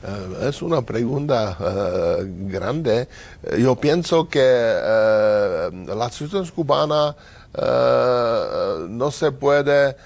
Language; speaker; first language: Spanish; non-native, learner; Czech